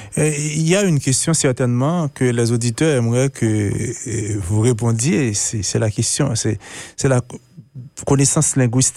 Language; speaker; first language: French; non-native, local second language; Haitian Creole